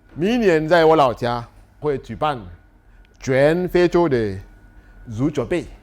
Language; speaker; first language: Chinese; non-native, fluent; French